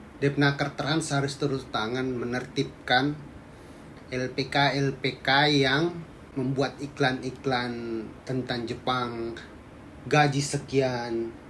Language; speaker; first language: Indonesian; native; Indonesian